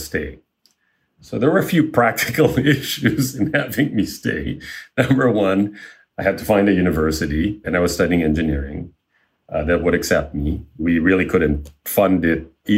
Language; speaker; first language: English; non-native, local second language; Filipino